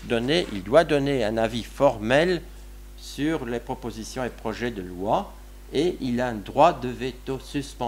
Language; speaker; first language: French; non-native, local second language; Luxembourgish